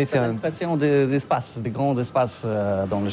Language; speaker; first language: French; non-native, learner; Polish